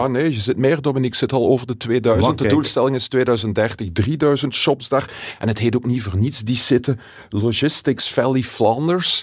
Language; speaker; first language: Dutch; native; Dutch